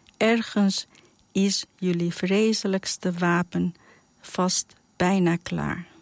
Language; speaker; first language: Dutch; non-native, fluent; Persian